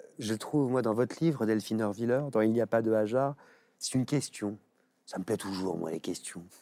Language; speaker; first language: French; native; French